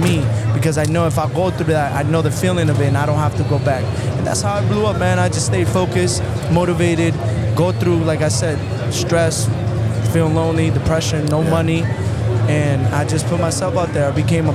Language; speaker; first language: English; early bilingual, other home language; Spanish